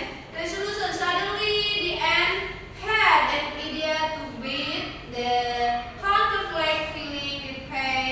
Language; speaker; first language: English; non-native, learner; Indonesian